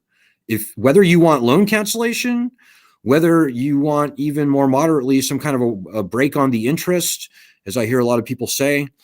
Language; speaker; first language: English; native; English